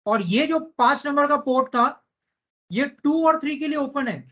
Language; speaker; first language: Hindi; non-native, local second language; Marathi